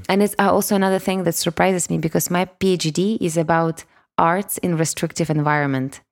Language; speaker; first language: English; non-native, fluent; Russian